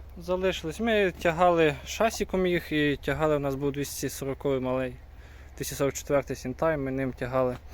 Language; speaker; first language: Ukrainian; native; Ukrainian